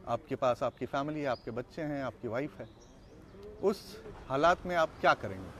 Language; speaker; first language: Hindi; native; Hindi